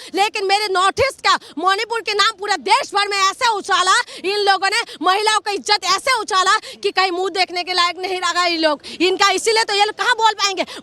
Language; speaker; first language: Hindi; non-native, local second language; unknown